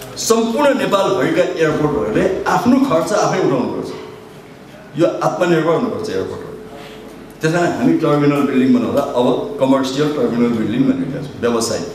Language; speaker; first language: Nepali; native; Nepali